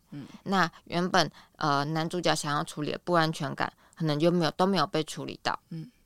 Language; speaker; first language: Chinese; native; Chinese